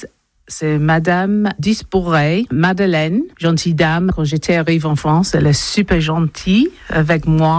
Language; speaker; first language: French; non-native, learner; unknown